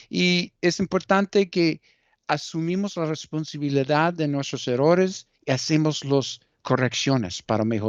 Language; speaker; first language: Spanish; early bilingual, heritage; Spanish